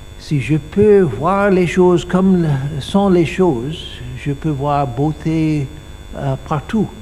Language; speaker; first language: French; non-native, learner; English